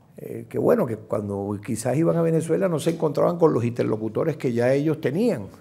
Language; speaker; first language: Spanish; native; Spanish